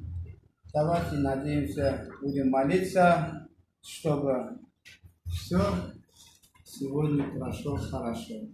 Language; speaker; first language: Russian; non-native, learner; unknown